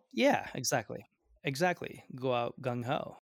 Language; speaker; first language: English; early bilingual, other home language; Gujarati